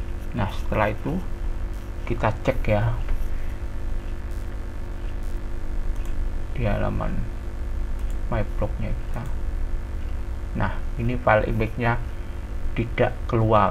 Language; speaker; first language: Indonesian; native; Indonesian